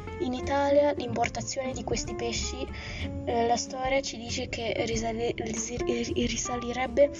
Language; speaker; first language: Italian; native; Italian